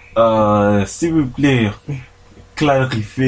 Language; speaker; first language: French; non-native, learner; English